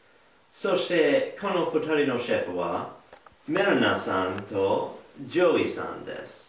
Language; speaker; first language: Japanese; non-native, learner; English